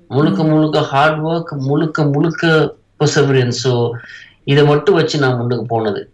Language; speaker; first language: Tamil; native; Tamil